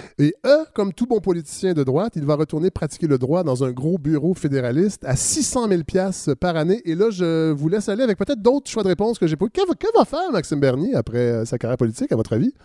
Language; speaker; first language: French; native; French